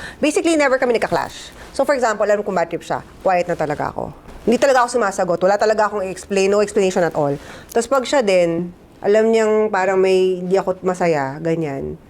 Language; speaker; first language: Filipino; native; Filipino